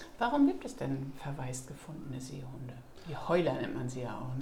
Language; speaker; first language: German; native; German